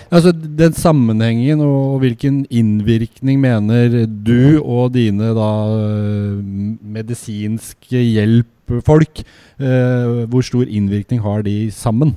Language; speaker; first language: Norwegian; native; Norwegian